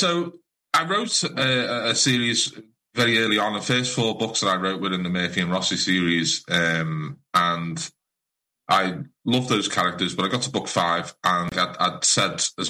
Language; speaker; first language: English; native; English